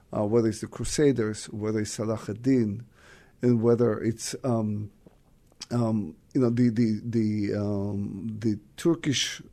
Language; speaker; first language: English; non-native, fluent; Russian